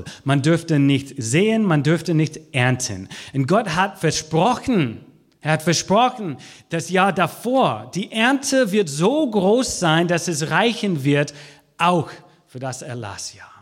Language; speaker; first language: German; non-native, fluent; English